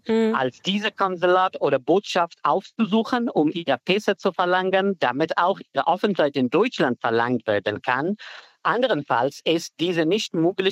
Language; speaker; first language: German; non-native, fluent; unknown